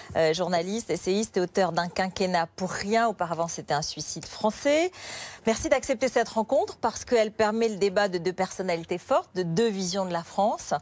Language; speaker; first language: French; native; French